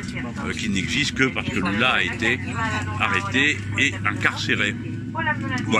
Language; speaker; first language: French; native; French